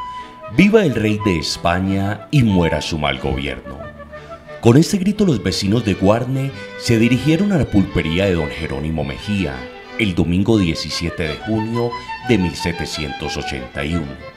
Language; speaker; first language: Spanish; native; Spanish